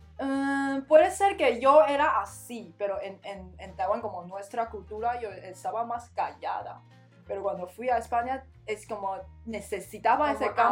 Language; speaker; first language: Spanish; non-native, learner; Chinese